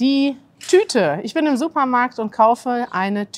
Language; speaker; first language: German; native; German